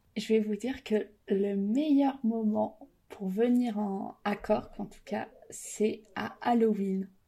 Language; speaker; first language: French; native; French